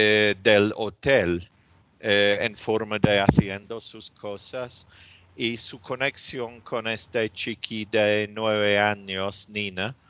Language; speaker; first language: Spanish; non-native, learner; English